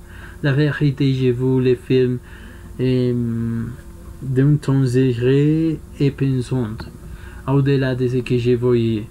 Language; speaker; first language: French; non-native, learner; Spanish